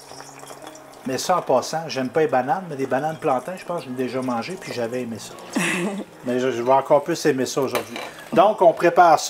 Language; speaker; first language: French; native; French